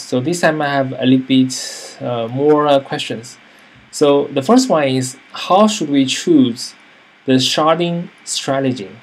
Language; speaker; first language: English; non-native, fluent; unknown